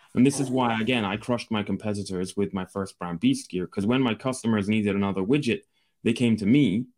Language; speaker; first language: English; native; English